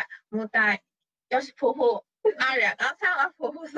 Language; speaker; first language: Finnish; non-native, learner; Chinese